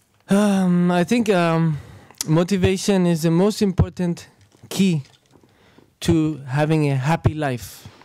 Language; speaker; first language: English; non-native, fluent; Spanish